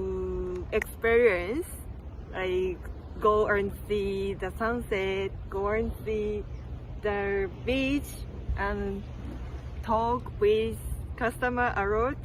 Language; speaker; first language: English; non-native, learner; Japanese